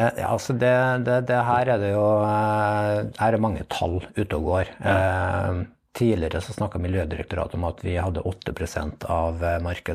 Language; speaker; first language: Norwegian; native; Norwegian